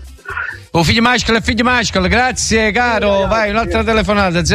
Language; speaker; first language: Italian; native; Italian